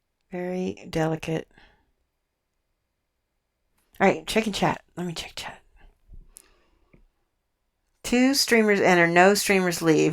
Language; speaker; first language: English; native; English